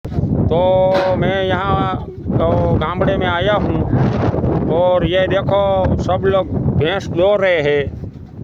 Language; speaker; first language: Hindi; non-native, local second language; Gujarati